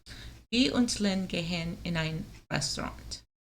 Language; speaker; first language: German; non-native, learner; English